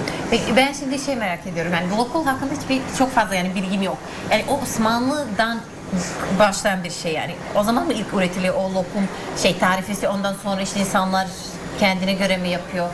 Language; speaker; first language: Turkish; non-native, fluent; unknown